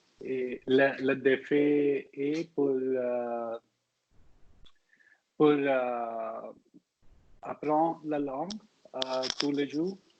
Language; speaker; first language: French; non-native, learner; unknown